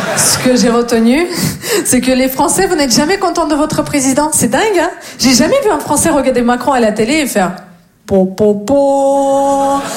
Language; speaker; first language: French; non-native, fluent; Russian